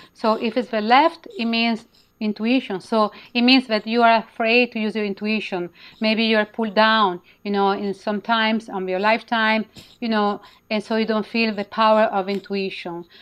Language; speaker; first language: English; non-native, learner; Italian